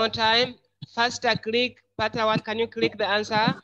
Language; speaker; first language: English; non-native, fluent; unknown